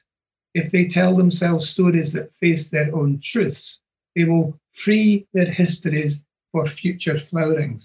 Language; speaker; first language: English; native; English